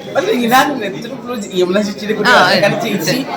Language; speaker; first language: Malayalam; non-native, learner; Assamese